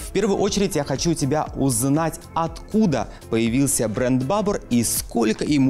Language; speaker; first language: Russian; native; Russian